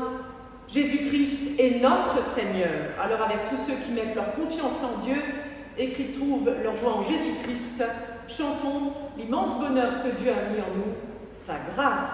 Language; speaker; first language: French; native; French